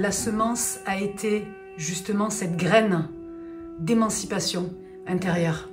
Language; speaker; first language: French; native; French